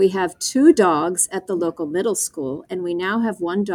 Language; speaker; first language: English; native; English